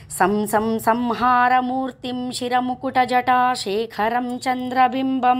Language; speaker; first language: Hindi; non-native, local second language; Telugu